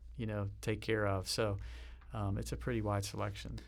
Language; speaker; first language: English; native; English